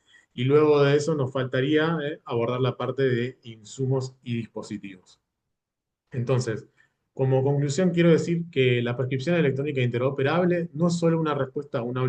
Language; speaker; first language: Spanish; native; Spanish